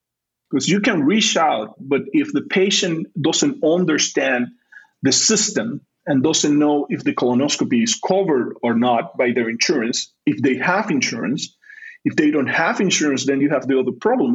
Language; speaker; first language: English; non-native, fluent; Spanish